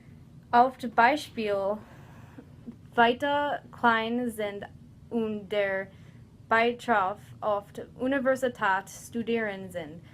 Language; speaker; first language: German; non-native, learner; English